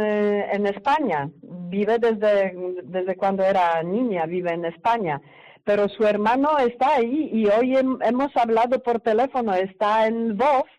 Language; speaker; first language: Spanish; non-native, fluent; Polish